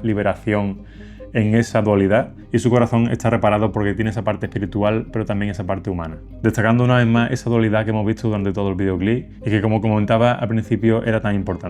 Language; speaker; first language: Spanish; native; Spanish